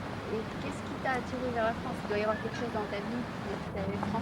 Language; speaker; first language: French; native; French